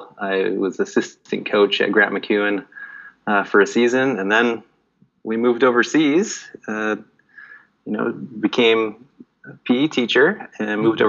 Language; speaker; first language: English; native; English